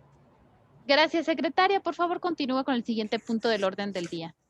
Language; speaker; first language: Spanish; native; Spanish